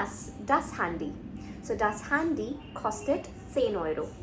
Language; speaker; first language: German; non-native, fluent; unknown